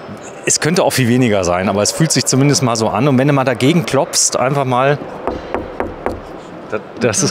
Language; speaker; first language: German; native; German